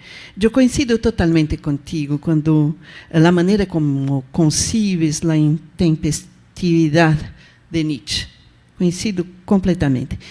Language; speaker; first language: Spanish; non-native, fluent; Portuguese